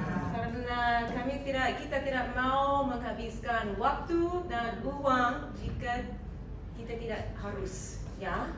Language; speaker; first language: Indonesian; non-native, learner; English